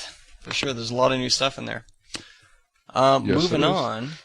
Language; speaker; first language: English; native; English